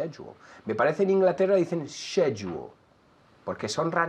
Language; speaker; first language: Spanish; non-native, fluent; English